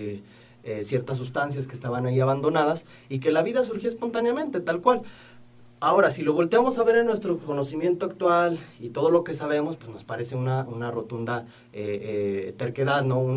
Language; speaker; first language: Spanish; native; Spanish